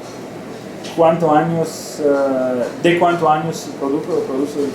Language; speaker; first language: Spanish; non-native, learner; Romanian